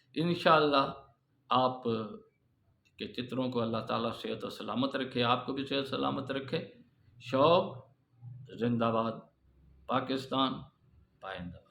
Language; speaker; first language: Urdu; non-native, local second language; Punjabi